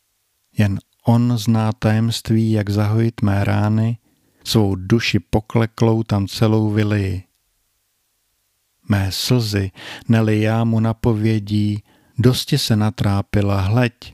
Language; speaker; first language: Czech; native; Czech